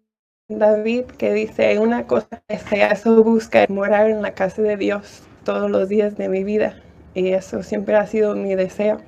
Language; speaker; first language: Spanish; non-native, fluent; English